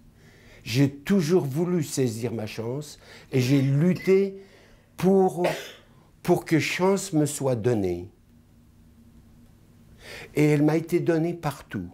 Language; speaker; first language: French; non-native, fluent; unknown